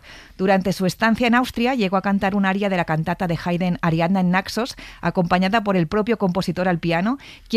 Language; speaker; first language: Spanish; native; Spanish